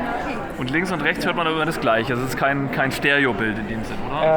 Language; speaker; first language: German; native; German